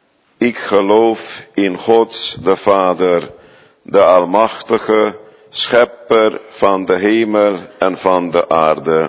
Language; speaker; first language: Dutch; non-native, fluent; Hungarian